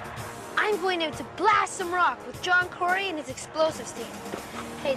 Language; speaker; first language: English; native; English